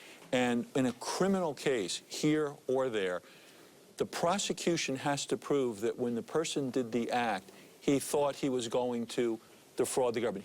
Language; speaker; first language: English; native; English